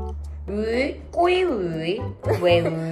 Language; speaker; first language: Chinese; non-native, learner; Korean